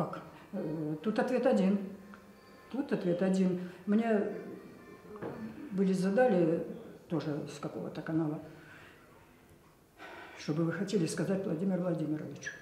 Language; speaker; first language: Russian; native; Russian